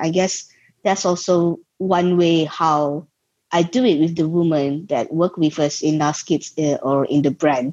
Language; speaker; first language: English; non-native, local second language; Malay